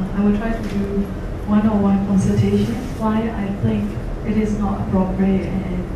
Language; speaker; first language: English; non-native, fluent; Burmese